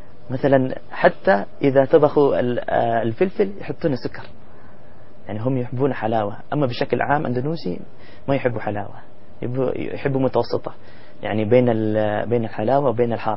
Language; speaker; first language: Arabic; non-native, fluent; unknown